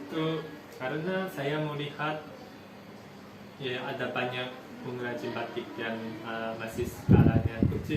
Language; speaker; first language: Indonesian; non-native, fluent; Japanese